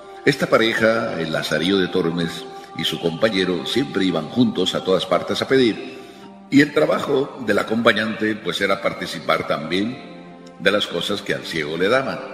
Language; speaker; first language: Spanish; native; Spanish